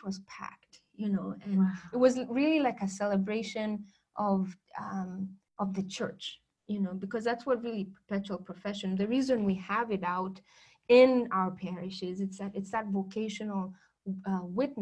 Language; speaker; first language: English; non-native, local second language; Kikuyu